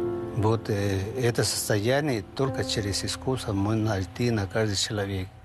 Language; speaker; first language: Russian; non-native, learner; Spanish